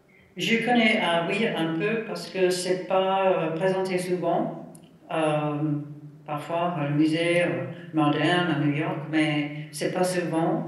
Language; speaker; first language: French; non-native, fluent; English